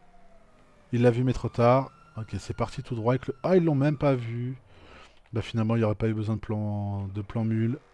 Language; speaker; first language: French; native; French